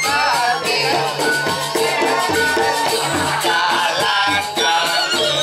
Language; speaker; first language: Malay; non-native, local second language; Balinese